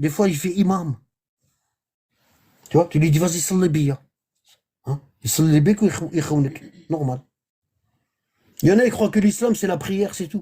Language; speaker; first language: French; native; French